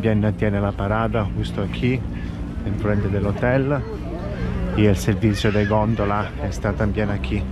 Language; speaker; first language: Spanish; non-native, fluent; Italian